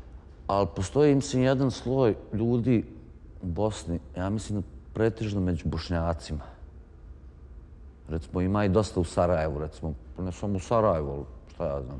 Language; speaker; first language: Croatian; native; Croatian